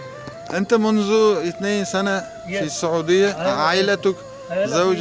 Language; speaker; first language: Arabic; non-native, learner; Uzbek